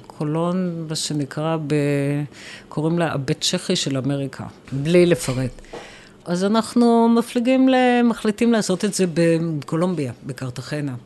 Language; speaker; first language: Hebrew; native; Hebrew